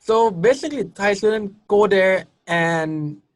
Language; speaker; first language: English; non-native, fluent; Thai